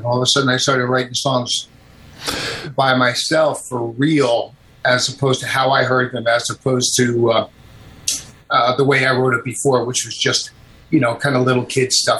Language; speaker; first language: English; native; English